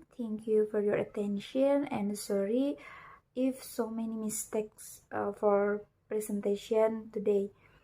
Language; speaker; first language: English; non-native, learner; Indonesian